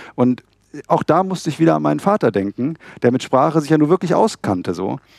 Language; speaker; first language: German; native; German